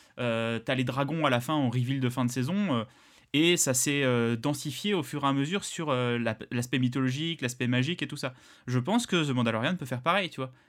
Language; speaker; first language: French; native; French